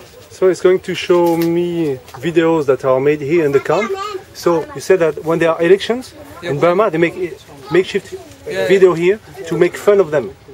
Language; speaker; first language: English; non-native, learner; French